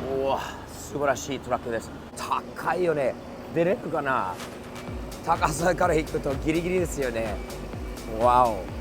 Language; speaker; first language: Japanese; non-native, fluent; English